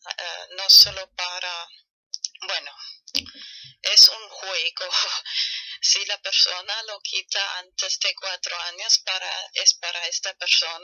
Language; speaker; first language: Spanish; non-native, learner; German